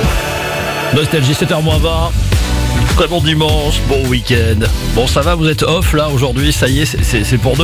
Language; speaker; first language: French; native; French